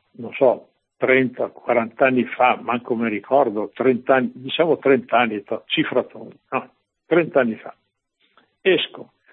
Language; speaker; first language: Italian; native; Italian